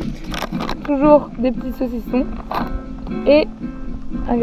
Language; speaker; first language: French; native; French